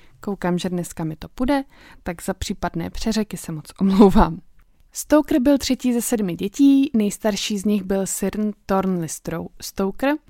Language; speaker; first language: Czech; native; Czech